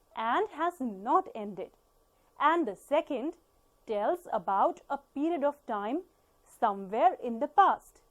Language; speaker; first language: English; non-native, local second language; Punjabi